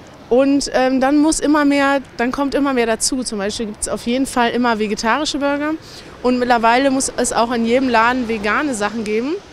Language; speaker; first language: German; native; German